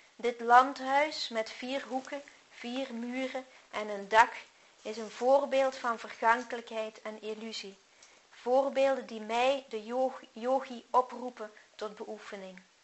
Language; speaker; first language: Dutch; native; Dutch